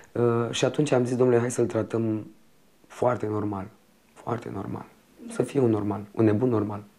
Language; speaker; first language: Romanian; native; Romanian